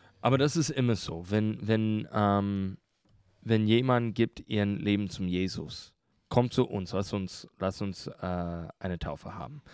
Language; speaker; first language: German; non-native, learner; English